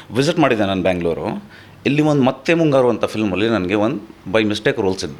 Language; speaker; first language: Kannada; non-native, fluent; Hindi